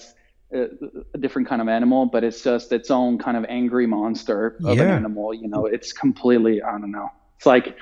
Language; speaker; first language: English; non-native, fluent; Italian